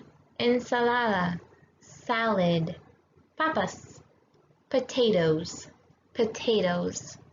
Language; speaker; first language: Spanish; non-native, fluent; English